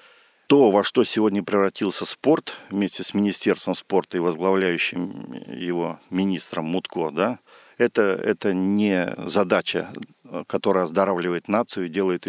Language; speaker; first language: Russian; native; Russian